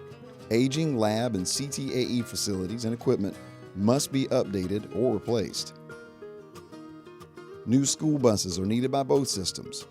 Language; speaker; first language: English; native; English